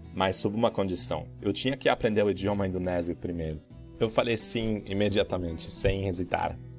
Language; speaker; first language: Portuguese; non-native, fluent; German